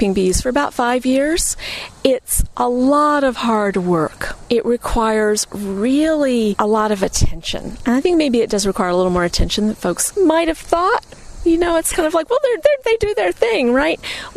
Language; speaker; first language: English; native; English